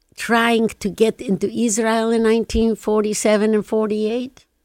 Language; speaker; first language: English; non-native, fluent; Polish